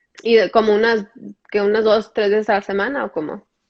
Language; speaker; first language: Spanish; early bilingual, heritage; Spanish